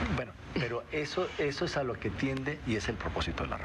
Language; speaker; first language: Spanish; native; Spanish